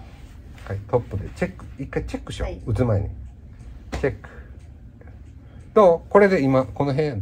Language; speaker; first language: Japanese; native; Japanese